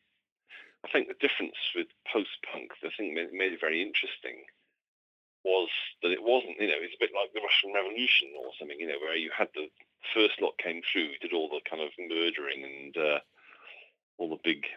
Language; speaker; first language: English; native; English